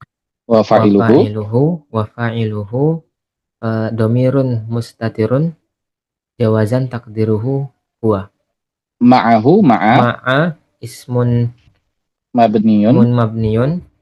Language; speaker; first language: Arabic; non-native, learner; Indonesian